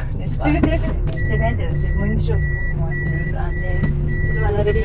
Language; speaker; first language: French; non-native, learner; Japanese